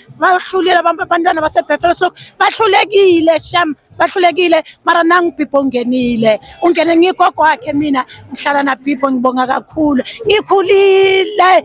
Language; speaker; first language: Zulu; non-native, local second language; Swati